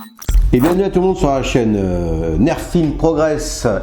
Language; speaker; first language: French; native; French